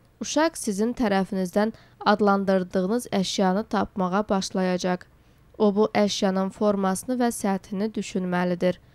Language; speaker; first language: Azerbaijani; non-native, local second language; Georgian